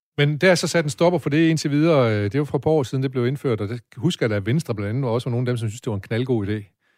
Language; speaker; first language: Danish; native; Danish